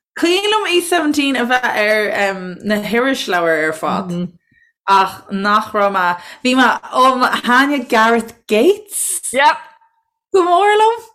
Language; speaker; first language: Irish; native; Irish